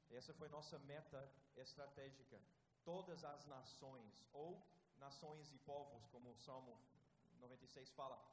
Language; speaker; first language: Portuguese; non-native, fluent; English